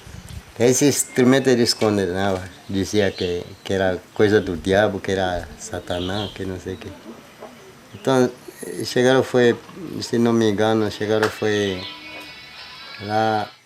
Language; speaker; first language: Portuguese; non-native, local second language; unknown